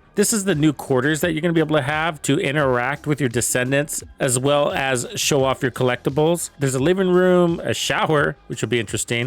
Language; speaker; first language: English; native; English